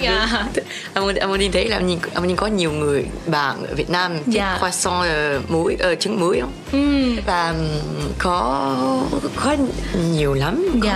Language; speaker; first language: Vietnamese; early bilingual, heritage; French